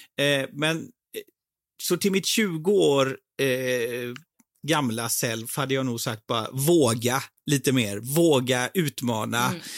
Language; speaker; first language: Swedish; native; Swedish